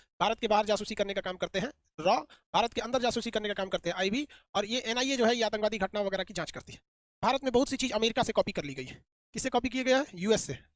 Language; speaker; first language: Hindi; native; Hindi